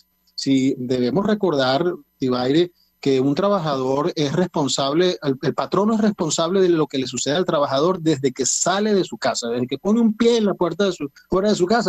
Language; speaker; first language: Spanish; native; Spanish